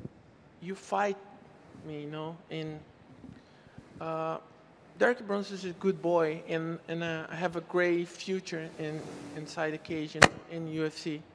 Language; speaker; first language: English; non-native, learner; Portuguese